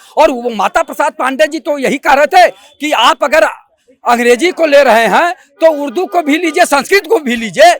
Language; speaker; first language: Hindi; native; Hindi